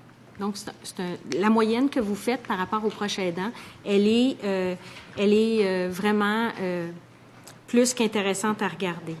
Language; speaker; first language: French; native; French